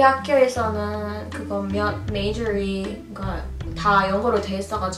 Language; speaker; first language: Korean; non-native, fluent; Arabic